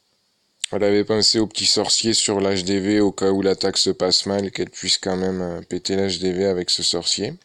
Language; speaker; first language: French; native; French